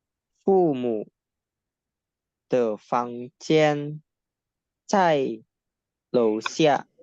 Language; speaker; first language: Chinese; non-native, learner; Indonesian